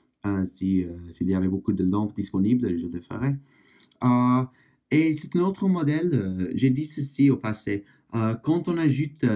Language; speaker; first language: French; non-native, learner; English